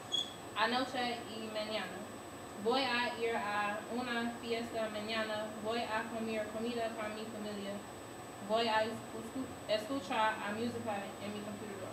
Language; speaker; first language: Spanish; non-native, learner; English